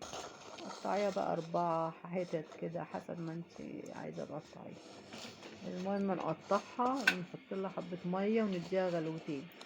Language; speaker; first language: Arabic; native; Arabic